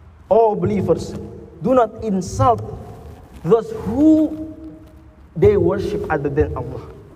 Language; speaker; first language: English; non-native, fluent; Indonesian